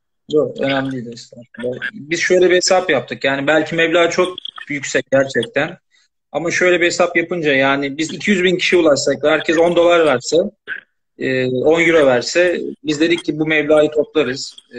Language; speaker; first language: Turkish; native; Turkish